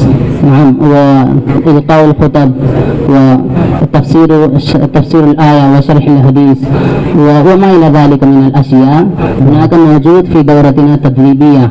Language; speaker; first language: Arabic; non-native, learner; Urdu